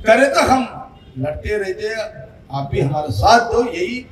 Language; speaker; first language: Hindi; non-native, local second language; Telugu